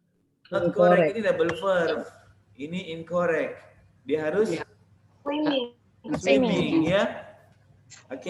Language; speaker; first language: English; non-native, fluent; Indonesian